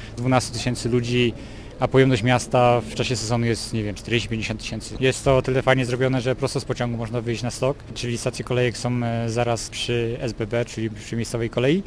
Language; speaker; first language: Polish; native; Polish